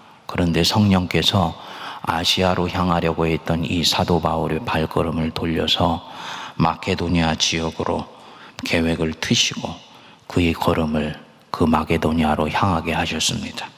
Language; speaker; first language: Korean; native; Korean